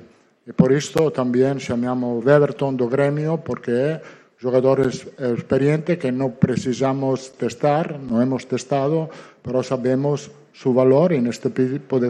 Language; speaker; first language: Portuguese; non-native, learner; Italian